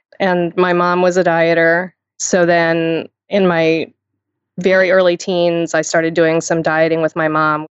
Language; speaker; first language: English; native; English